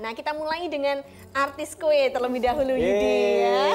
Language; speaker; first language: Indonesian; native; Indonesian